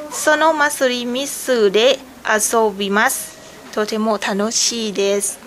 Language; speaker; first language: Japanese; non-native, learner; Thai